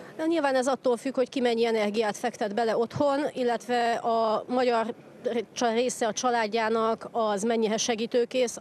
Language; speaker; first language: Hungarian; native; Hungarian